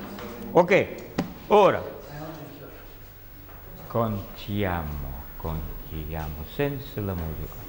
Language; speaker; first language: Italian; non-native, learner; Russian